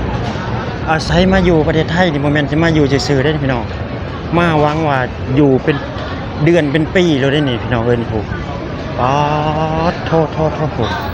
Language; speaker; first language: Thai; non-native, local second language; Lao